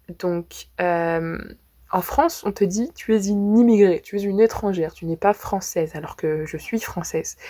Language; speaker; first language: French; native; French